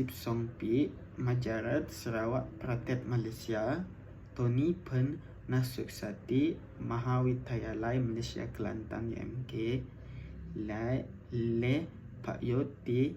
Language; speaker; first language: Thai; non-native, learner; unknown